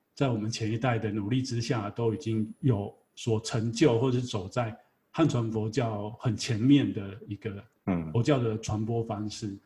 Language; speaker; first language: Chinese; native; Chinese